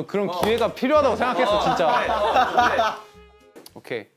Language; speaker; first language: Korean; native; Korean